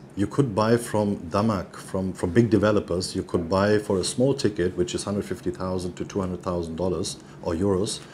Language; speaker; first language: English; non-native, fluent; German